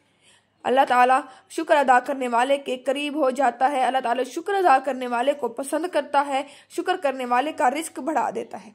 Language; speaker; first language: Urdu; native; Urdu